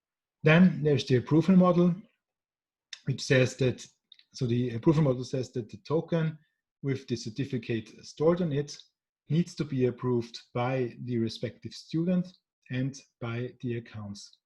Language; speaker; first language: English; non-native, fluent; German